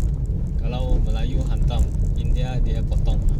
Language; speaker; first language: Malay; non-native, local second language; Chinese